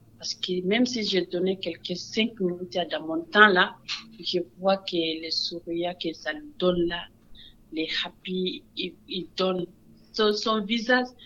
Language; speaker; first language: French; non-native, local second language; Wolof